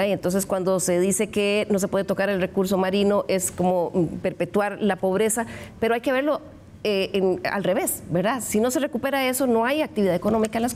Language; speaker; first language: Spanish; native; Spanish